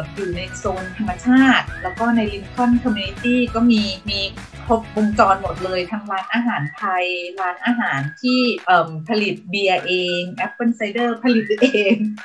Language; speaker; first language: Thai; native; Thai